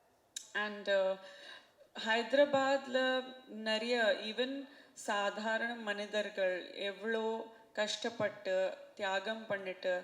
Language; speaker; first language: Tamil; non-native, fluent; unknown